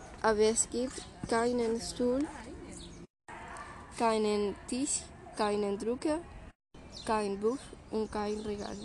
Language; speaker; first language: German; non-native, learner; Spanish